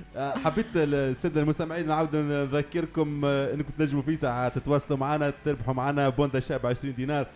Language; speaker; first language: Arabic; native; Arabic